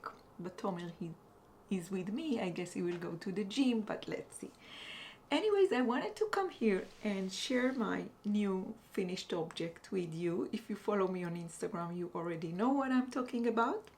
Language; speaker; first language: English; non-native, fluent; Hebrew